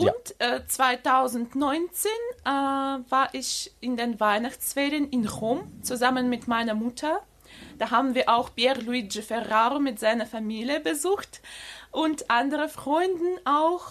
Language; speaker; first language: German; non-native, fluent; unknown